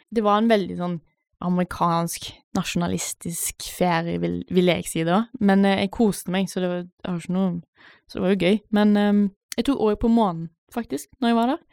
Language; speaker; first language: Norwegian; native; Norwegian